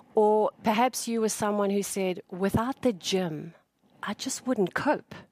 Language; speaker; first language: English; native; English